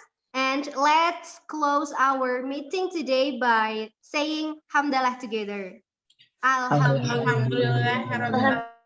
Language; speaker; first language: English; non-native, fluent; Indonesian